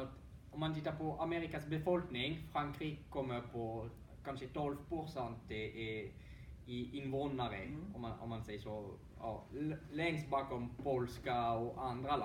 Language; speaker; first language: Swedish; non-native, fluent; French